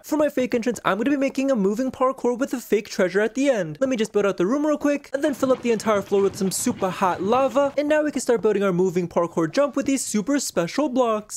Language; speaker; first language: English; native; English